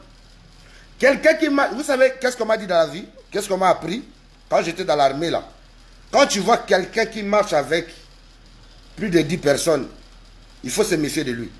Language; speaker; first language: French; non-native, local second language; Lingala